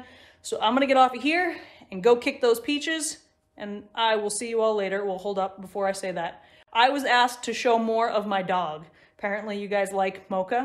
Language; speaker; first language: English; native; English